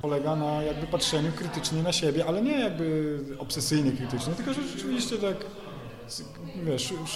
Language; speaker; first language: Polish; native; Polish